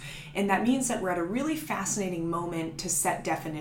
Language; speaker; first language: English; native; English